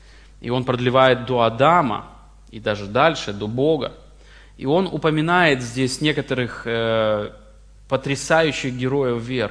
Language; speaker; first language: Russian; native; Russian